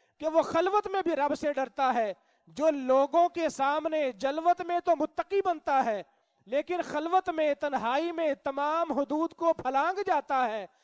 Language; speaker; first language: Urdu; non-native, local second language; Punjabi